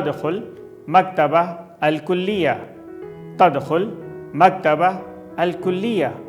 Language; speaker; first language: Arabic; non-native, fluent; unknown